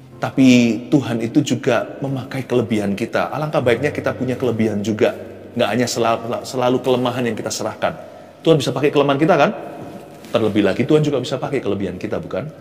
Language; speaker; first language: Indonesian; native; Indonesian